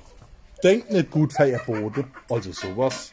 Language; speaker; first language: German; native; German